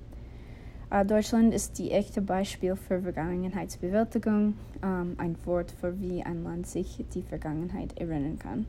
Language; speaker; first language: German; non-native, learner; English